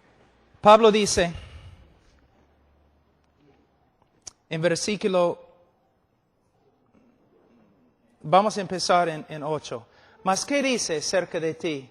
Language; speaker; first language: Spanish; non-native, fluent; English